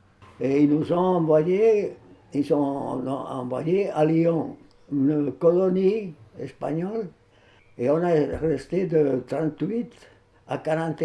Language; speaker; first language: French; non-native, fluent; Spanish